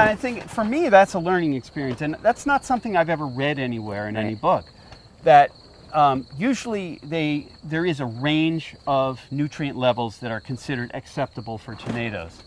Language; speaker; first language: English; native; English